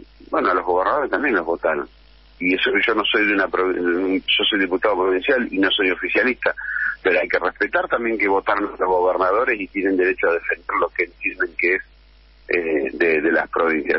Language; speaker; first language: Spanish; native; Spanish